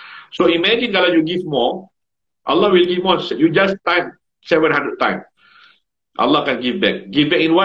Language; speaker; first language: English; non-native, learner; Malay